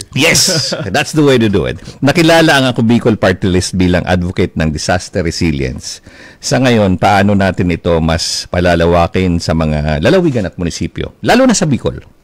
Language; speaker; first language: Filipino; non-native, local second language; Bikol